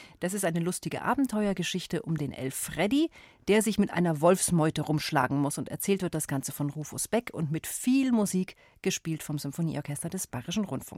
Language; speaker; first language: German; native; German